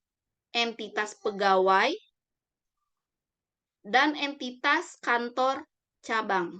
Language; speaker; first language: Indonesian; native; Indonesian